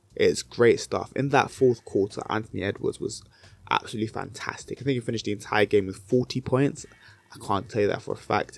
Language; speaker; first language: English; native; English